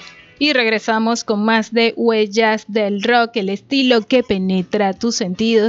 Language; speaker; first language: Spanish; native; Spanish